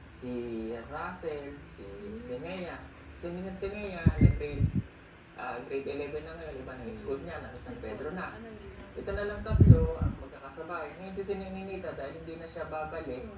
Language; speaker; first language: Filipino; native; Filipino